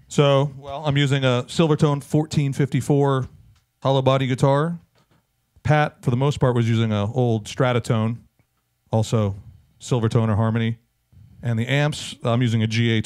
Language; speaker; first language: English; native; English